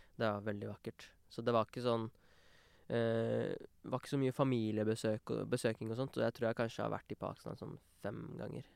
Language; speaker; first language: Norwegian; early bilingual, other home language; Urdu